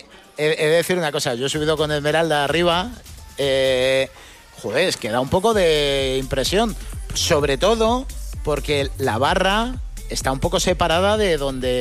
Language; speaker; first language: Spanish; native; Spanish